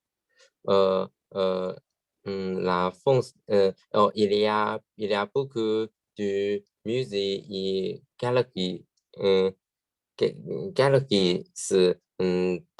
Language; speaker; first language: French; non-native, learner; Chinese